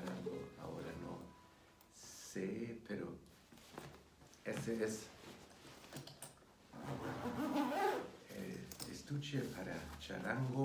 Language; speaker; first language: Spanish; non-native, fluent; German